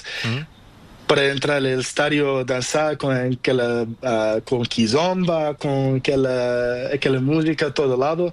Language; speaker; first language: Spanish; non-native, learner; Portuguese